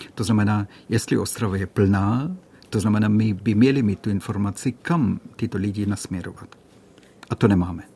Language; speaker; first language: Czech; non-native, fluent; Malayalam